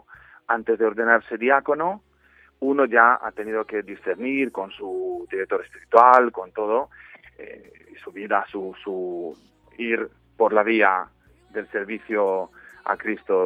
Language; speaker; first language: Spanish; non-native, fluent; Romanian